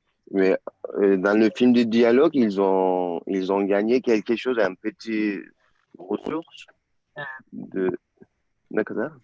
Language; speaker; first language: French; non-native, learner; Turkish